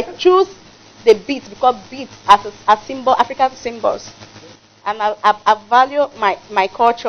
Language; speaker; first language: English; non-native, local second language; French